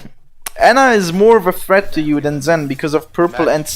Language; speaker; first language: English; non-native, fluent; German